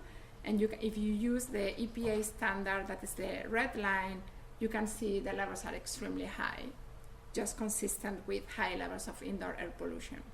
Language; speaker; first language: English; non-native, fluent; Spanish